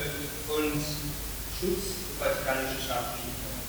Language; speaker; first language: German; non-native, fluent; Italian